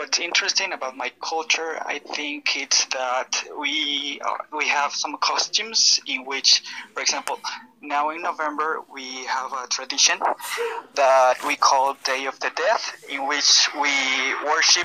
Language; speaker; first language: English; non-native, fluent; Spanish